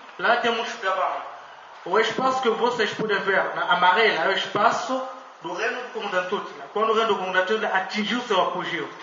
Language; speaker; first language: Portuguese; non-native, fluent; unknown